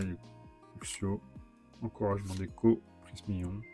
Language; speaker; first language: French; native; French